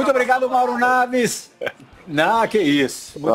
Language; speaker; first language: Portuguese; native; Portuguese